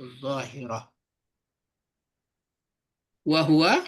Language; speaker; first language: Arabic; non-native, fluent; Indonesian